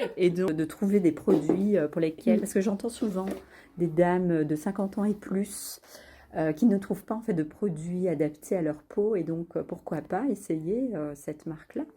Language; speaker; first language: French; native; French